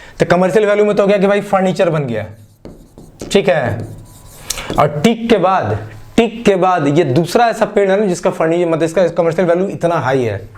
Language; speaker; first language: Hindi; non-native, local second language; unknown